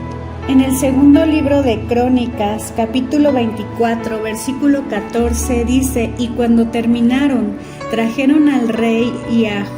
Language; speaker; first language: Spanish; native; Spanish